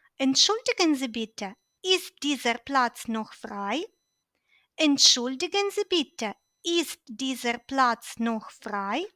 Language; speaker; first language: German; non-native, fluent; Ukrainian